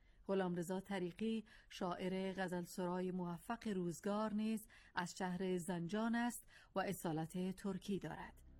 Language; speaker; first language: Persian; non-native, local second language; Azerbaijani